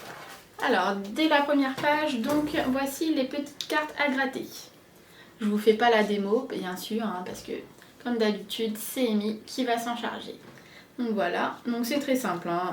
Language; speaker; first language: French; native; French